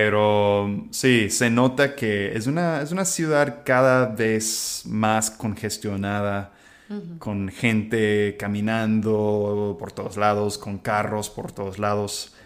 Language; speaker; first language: Spanish; non-native, fluent; English